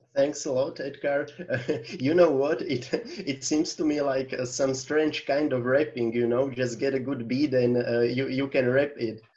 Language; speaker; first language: English; non-native, fluent; Slovak